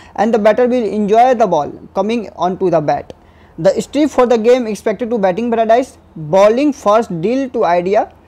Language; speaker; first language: Hindi; native; Hindi